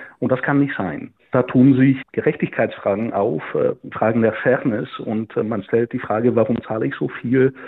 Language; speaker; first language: German; non-native, fluent; Bulgarian